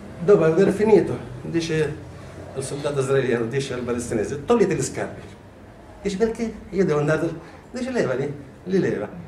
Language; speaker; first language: Italian; non-native, fluent; Arabic